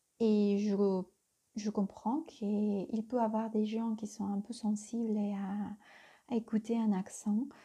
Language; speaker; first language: French; non-native, fluent; Spanish